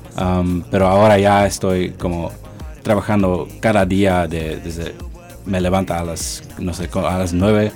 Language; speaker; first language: Spanish; early bilingual, heritage; Spanish